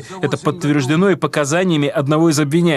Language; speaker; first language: Russian; native; Russian